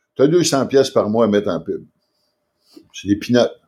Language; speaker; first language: French; native; French